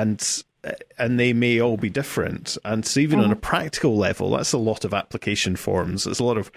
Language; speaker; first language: English; native; English